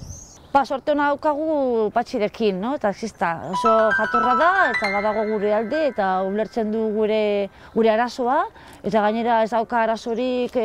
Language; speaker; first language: Basque; non-native, local second language; Spanish